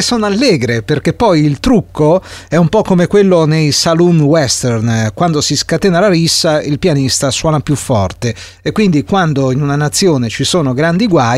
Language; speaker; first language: Italian; native; Italian